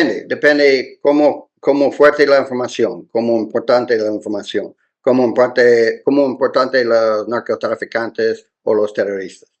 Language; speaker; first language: Spanish; non-native, learner; English